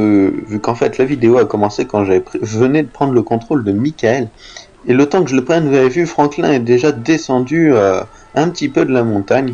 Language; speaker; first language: French; native; French